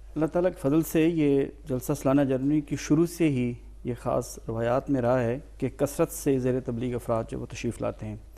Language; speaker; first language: Urdu; native; Urdu